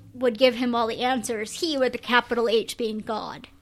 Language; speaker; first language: English; native; English